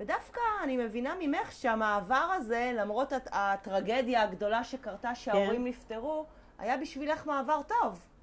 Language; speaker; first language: Hebrew; native; Hebrew